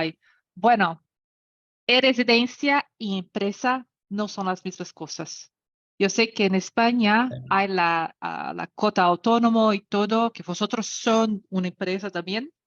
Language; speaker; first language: Spanish; non-native, learner; Portuguese